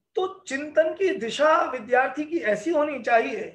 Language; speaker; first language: Hindi; native; Hindi